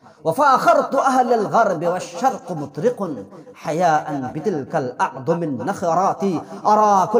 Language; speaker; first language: Arabic; non-native, fluent; Urdu